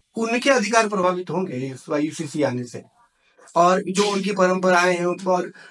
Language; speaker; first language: Hindi; native; Hindi